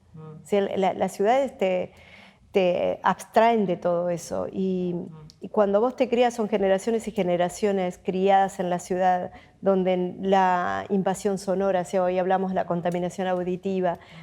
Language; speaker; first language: Spanish; native; Spanish